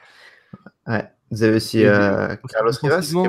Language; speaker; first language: French; native; French